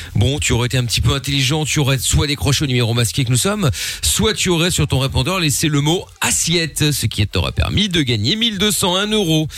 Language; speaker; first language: French; early bilingual, other home language; Portuguese